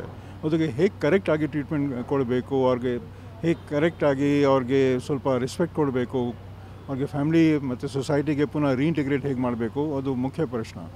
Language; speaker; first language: Kannada; non-native, fluent; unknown